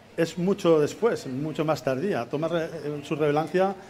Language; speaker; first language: Spanish; native; Spanish